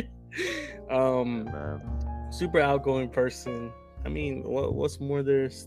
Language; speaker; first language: English; native; English